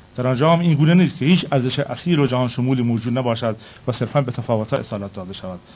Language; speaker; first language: Persian; non-native, local second language; Kurdish